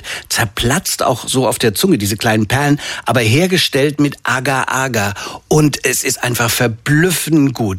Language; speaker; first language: German; native; German